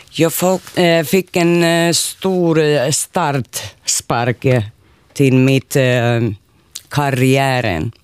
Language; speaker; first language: Swedish; non-native, learner; Finnish